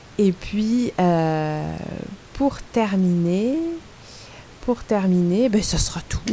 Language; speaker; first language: French; native; French